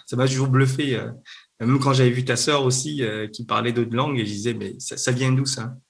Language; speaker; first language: French; native; French